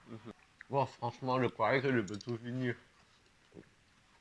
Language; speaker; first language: French; non-native, fluent; Chinese